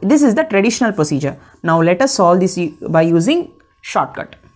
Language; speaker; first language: English; non-native, local second language; Telugu